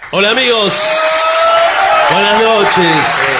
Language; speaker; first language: Spanish; native; Spanish